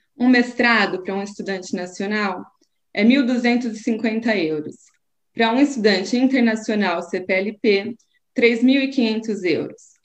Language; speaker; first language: Portuguese; native; Portuguese